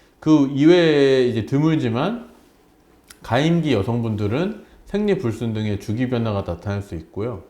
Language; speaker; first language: Korean; native; Korean